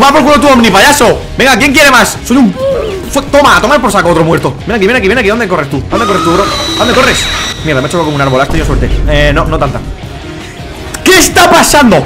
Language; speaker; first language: Spanish; native; Spanish